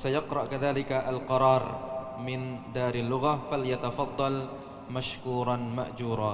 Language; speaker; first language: Arabic; non-native, fluent; Indonesian